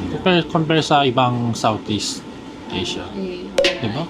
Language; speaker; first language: Filipino; non-native, learner; Korean